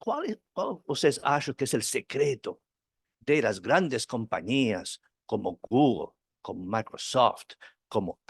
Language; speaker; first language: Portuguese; non-native, learner; Spanish